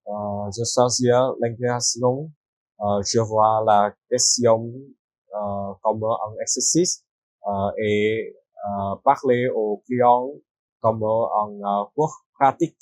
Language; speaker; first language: French; non-native, learner; Vietnamese